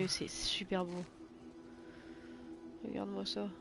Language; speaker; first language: French; native; French